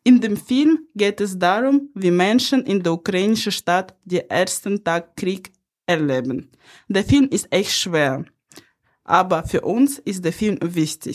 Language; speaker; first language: German; non-native, fluent; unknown